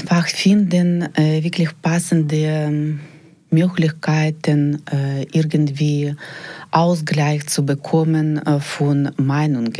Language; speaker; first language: German; non-native, fluent; Ukrainian